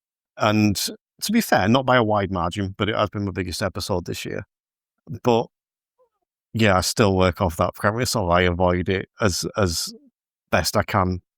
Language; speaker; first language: English; native; English